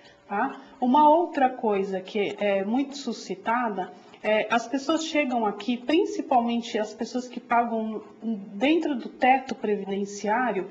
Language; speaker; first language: Portuguese; native; Portuguese